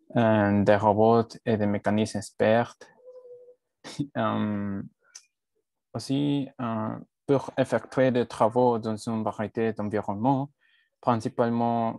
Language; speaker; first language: French; non-native, learner; Spanish